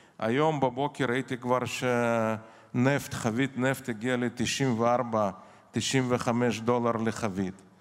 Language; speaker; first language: Hebrew; non-native, fluent; Russian